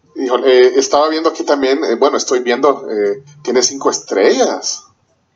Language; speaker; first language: Spanish; native; Spanish